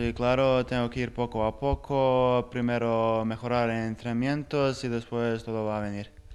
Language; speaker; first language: Spanish; non-native, fluent; Bosnian